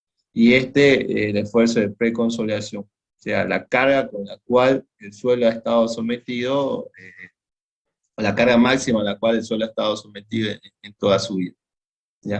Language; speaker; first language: Spanish; native; Spanish